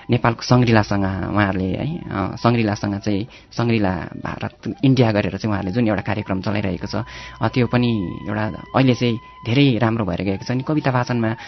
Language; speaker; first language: Nepali; native; Nepali